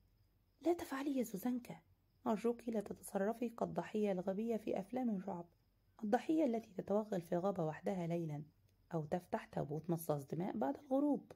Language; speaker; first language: Arabic; native; Arabic